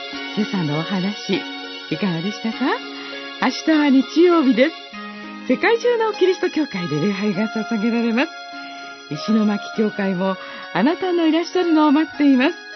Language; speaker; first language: Japanese; native; Japanese